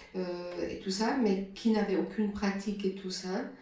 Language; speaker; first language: French; non-native, fluent; German